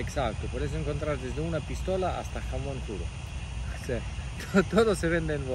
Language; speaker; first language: Spanish; native; Spanish